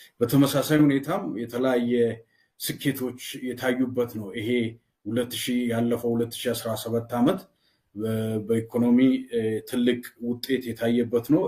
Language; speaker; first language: Amharic; non-native, local second language; Oromo